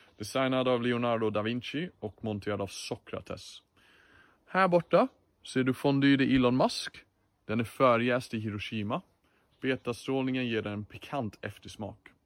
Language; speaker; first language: Swedish; early bilingual, other home language; English